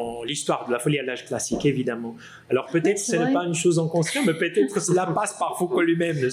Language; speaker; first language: French; non-native, fluent; Portuguese